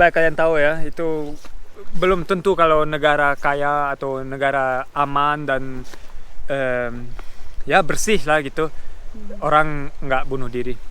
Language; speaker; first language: Indonesian; early bilingual, heritage; Indonesian